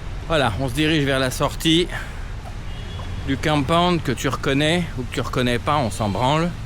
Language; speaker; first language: French; native; French